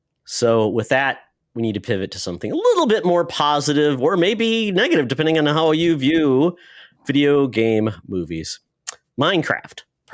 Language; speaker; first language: English; native; English